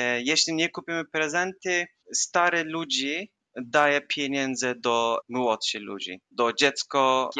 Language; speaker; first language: Polish; non-native, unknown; Turkish